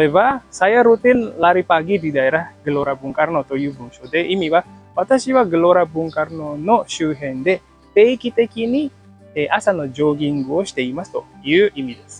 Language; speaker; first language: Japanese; non-native, fluent; Indonesian